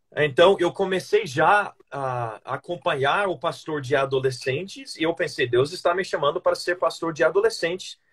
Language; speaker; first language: Portuguese; non-native, fluent; English